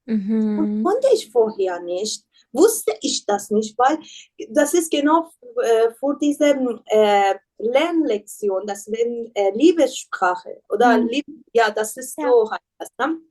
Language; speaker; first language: German; non-native, learner; Persian